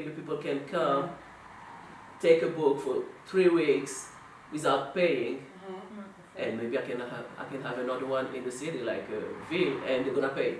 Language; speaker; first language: English; non-native, learner; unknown